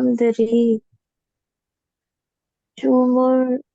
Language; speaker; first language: Korean; non-native, learner; Indonesian